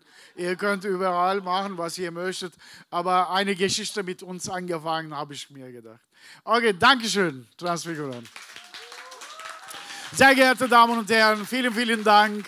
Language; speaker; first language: German; non-native, learner; Turkish